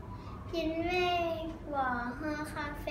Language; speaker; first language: Chinese; non-native, learner; Thai